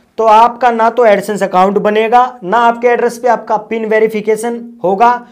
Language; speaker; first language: Hindi; native; Hindi